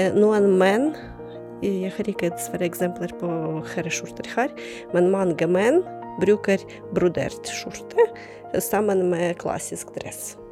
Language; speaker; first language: Norwegian; non-native, fluent; Ukrainian